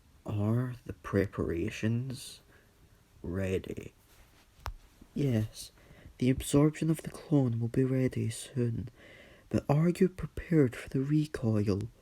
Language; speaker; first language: English; native; English